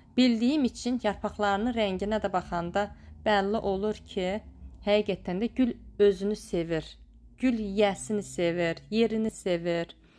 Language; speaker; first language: Azerbaijani; native; Azerbaijani